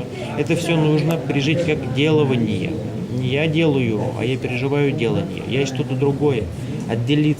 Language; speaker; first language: Russian; native; Russian